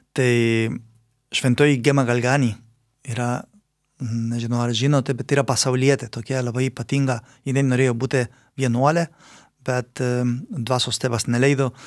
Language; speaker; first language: Lithuanian; non-native, fluent; Spanish